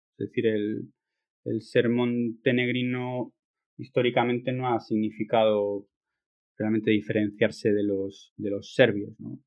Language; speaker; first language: Spanish; native; Spanish